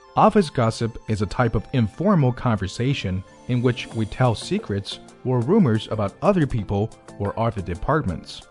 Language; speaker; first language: English; non-native, fluent; Chinese